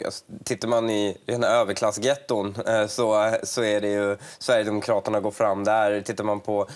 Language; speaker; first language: Swedish; early bilingual, other home language; Persian